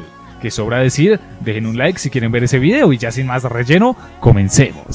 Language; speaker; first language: Spanish; native; Spanish